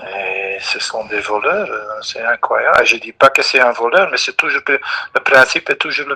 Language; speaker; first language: French; non-native, local second language; Dutch